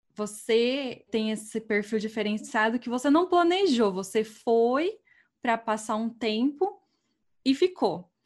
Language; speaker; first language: Portuguese; native; Portuguese